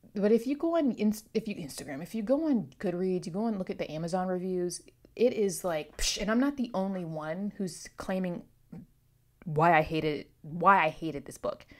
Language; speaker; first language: English; native; English